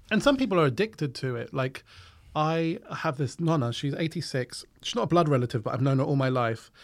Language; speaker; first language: English; native; English